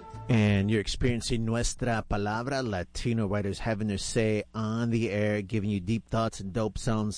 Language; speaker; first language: English; early bilingual, other home language; Spanish